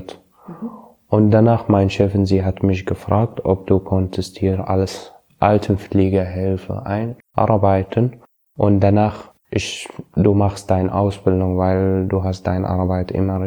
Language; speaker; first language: German; non-native, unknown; Arabic